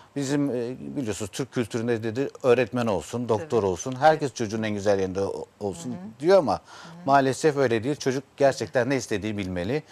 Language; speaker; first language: Turkish; native; Turkish